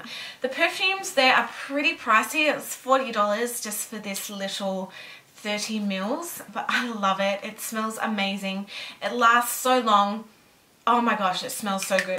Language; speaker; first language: English; native; English